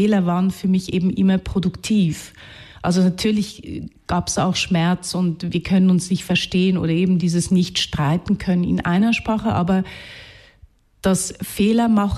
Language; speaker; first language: German; non-native, fluent; Hungarian